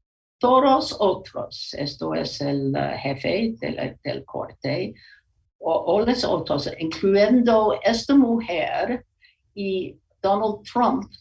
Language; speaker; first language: Spanish; non-native, learner; English